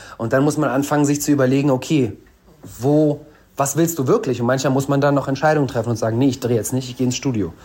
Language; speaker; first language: German; early bilingual, other home language; Russian